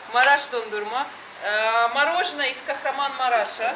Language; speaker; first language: Turkish; non-native, learner; Russian